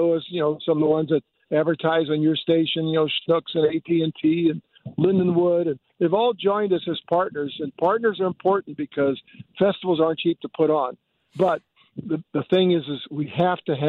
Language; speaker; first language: English; native; English